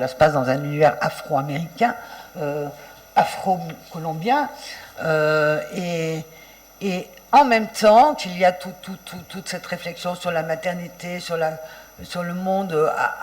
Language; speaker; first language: French; native; French